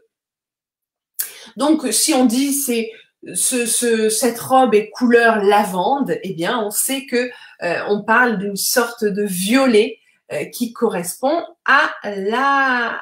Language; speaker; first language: French; native; French